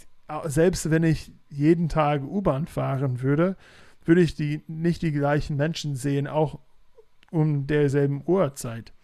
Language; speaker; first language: German; non-native, fluent; English